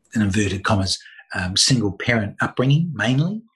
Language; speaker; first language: English; native; English